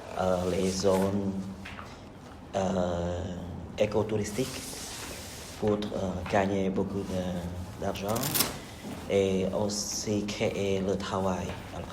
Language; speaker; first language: French; non-native, learner; Khmer